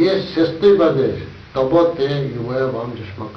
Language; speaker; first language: Russian; non-native, learner; Bangla